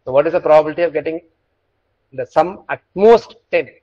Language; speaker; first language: English; non-native, local second language; Tamil